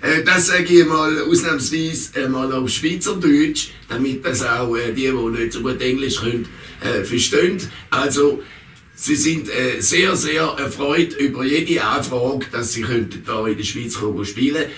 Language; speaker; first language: German; native; German